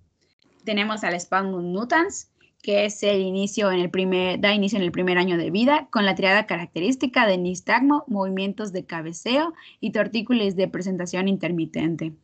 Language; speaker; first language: Spanish; native; Spanish